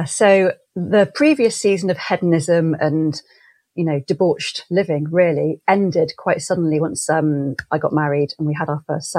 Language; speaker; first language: English; native; English